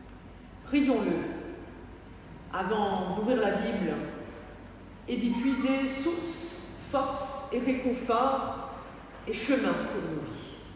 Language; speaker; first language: French; native; French